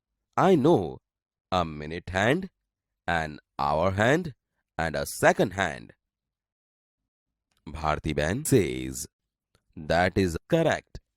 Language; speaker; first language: English; non-native, local second language; Gujarati